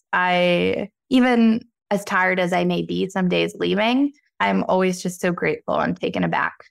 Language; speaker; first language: English; native; English